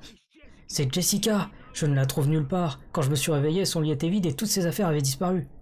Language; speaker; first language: French; native; French